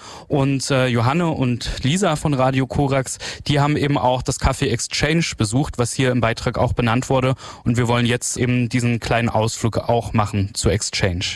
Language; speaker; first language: German; native; German